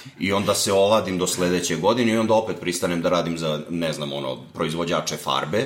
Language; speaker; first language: Serbian; native; Serbian